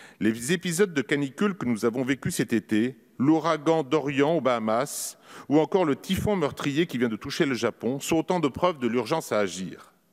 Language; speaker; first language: French; native; French